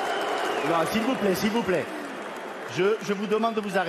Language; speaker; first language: French; native; French